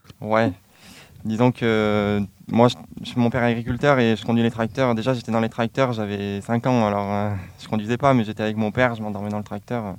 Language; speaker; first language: French; native; French